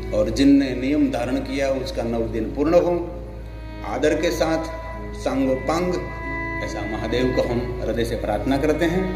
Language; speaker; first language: Hindi; non-native, local second language; Gujarati